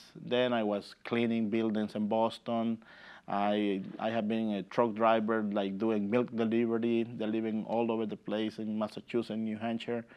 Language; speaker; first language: English; non-native, fluent; Spanish